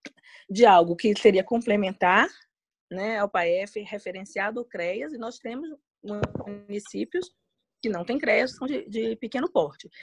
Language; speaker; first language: Portuguese; native; Portuguese